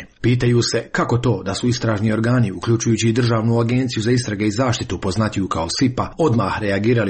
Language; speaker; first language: Serbian; native; Serbian